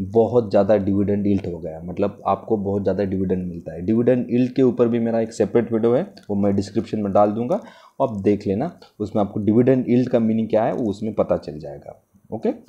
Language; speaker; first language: Hindi; non-native, local second language; Marathi